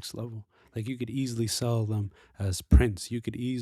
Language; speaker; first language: English; native; English